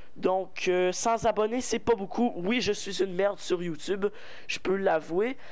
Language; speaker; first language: French; native; French